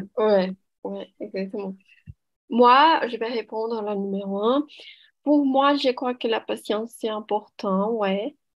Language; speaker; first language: French; non-native, learner; Portuguese